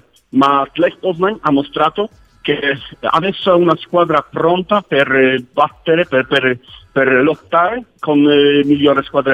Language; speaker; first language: Italian; non-native, learner; Polish